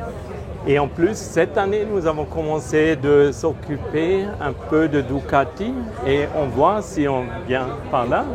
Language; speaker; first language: French; non-native, fluent; German